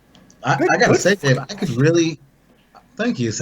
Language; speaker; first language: English; native; English